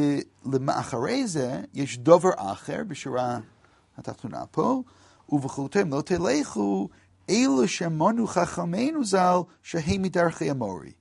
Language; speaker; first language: Hebrew; non-native, fluent; English